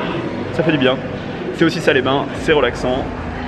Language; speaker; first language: French; native; French